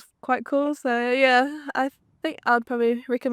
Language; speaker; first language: English; native; English